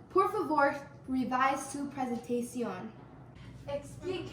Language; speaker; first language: Spanish; non-native, learner; English